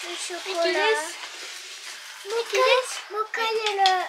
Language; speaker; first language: Japanese; early bilingual, heritage; Japanese